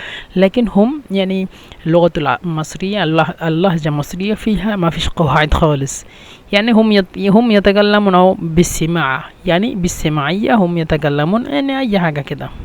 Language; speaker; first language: Arabic; non-native, fluent; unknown